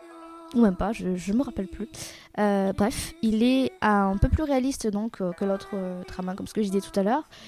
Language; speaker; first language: French; native; French